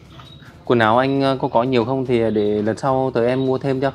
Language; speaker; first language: Vietnamese; native; Vietnamese